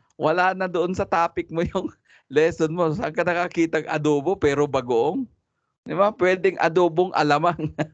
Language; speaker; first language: Filipino; non-native, local second language; Cebuano